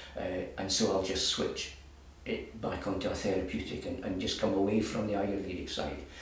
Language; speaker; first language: English; native; English